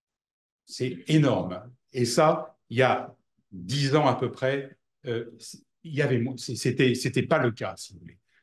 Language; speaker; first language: French; native; French